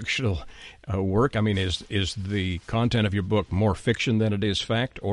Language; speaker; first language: English; native; English